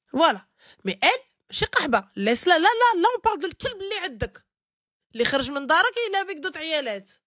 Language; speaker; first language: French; early bilingual, other home language; Arabic